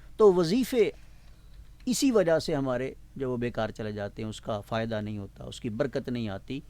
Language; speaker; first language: Urdu; non-native, local second language; Punjabi